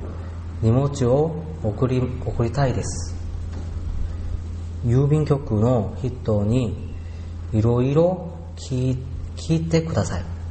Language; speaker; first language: Japanese; non-native, learner; Korean